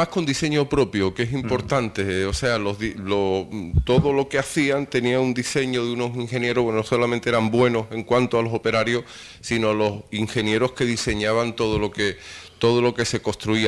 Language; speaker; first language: Spanish; native; Spanish